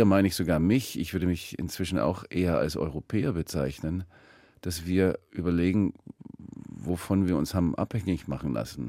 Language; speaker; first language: German; early bilingual, heritage; German